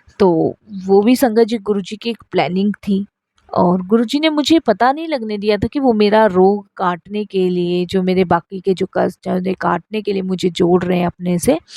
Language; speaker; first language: Hindi; native; Hindi